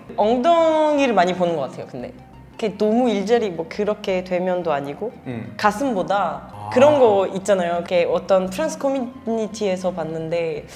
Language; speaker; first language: Korean; non-native, fluent; French